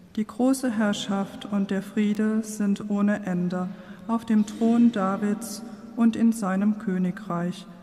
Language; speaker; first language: German; non-native, local second language; Luxembourgish